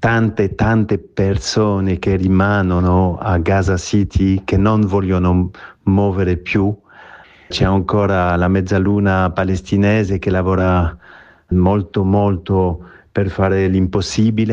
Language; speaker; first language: Italian; non-native, fluent; French